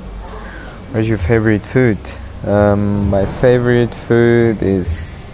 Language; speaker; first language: English; non-native, learner; Russian